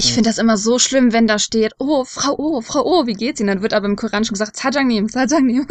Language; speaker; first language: German; native; German